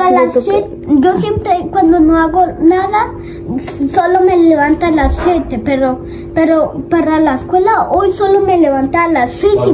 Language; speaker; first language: Spanish; early bilingual, heritage; Spanish